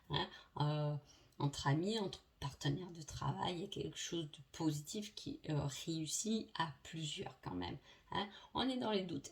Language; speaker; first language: French; native; French